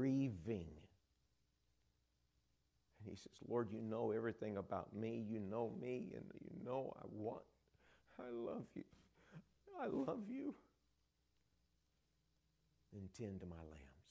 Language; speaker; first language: English; native; English